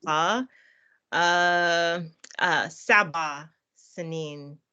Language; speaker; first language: Arabic; non-native, learner; English